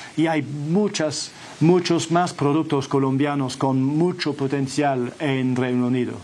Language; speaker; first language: Spanish; non-native, fluent; English